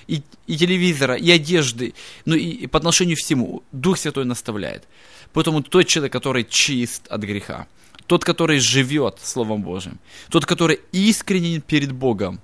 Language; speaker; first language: Russian; native; Russian